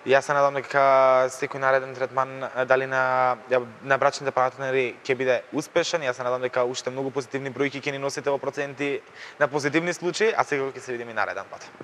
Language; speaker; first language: Macedonian; native; Macedonian